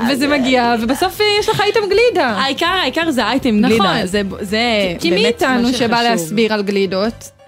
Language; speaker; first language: Hebrew; native; Hebrew